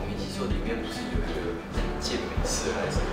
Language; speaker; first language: Chinese; native; Chinese